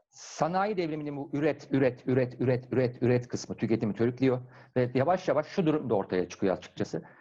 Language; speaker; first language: Turkish; native; Turkish